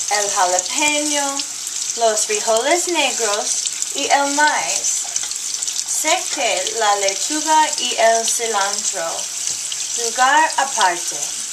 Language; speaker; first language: Spanish; non-native, learner; English